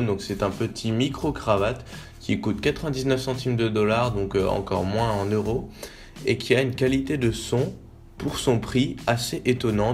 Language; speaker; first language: French; native; French